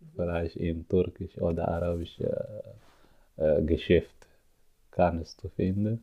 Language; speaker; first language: German; non-native, learner; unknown